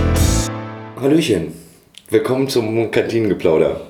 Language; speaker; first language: German; native; German